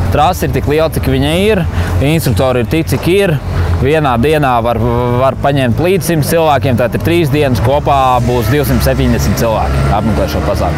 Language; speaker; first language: Latvian; native; Latvian